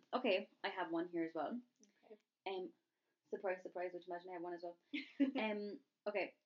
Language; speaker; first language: English; native; English